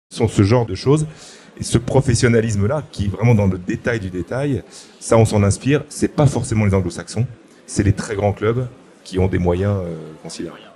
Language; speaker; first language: French; native; French